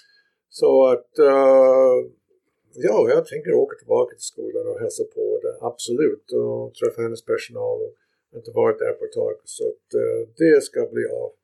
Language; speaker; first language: Swedish; non-native, fluent; English